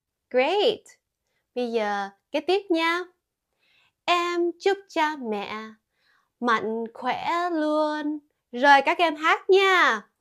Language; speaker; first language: Vietnamese; early bilingual, heritage; Vietnamese